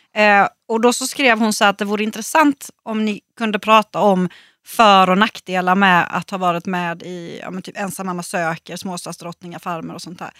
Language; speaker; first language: Swedish; native; Swedish